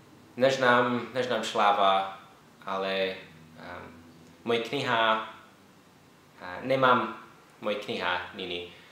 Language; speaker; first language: Czech; non-native, learner; English